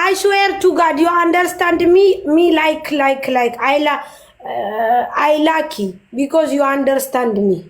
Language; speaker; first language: English; non-native, learner; Amharic